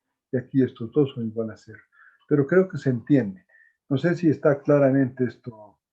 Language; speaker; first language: Spanish; native; Spanish